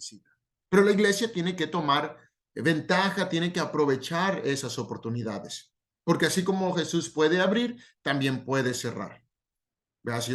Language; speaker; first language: Spanish; native; Spanish